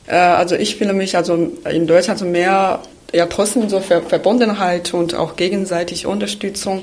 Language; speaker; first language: German; non-native, fluent; Chinese